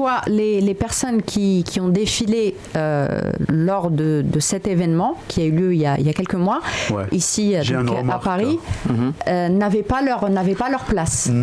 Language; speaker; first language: French; native; French